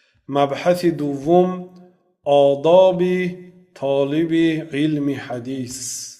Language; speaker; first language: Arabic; non-native, fluent; Tajik